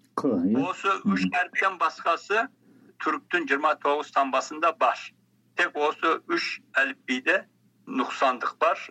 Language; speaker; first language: Kazakh; early bilingual, heritage; Kazakh